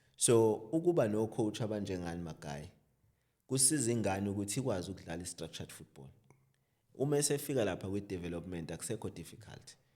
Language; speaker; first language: Zulu; native; Zulu